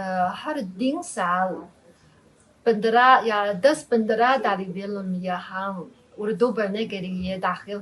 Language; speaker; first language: Hindi; non-native, fluent; Chinese